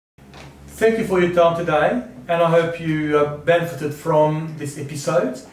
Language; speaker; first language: English; non-native, fluent; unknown